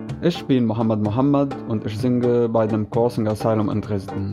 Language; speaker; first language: German; non-native, fluent; Arabic